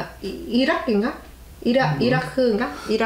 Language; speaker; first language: Korean; non-native, learner; Vietnamese